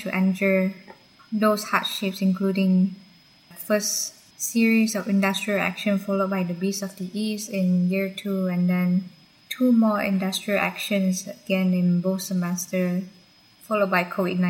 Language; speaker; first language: English; non-native, local second language; Chinese